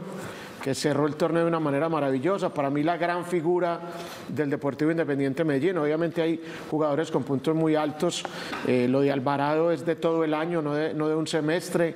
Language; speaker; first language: Spanish; native; Spanish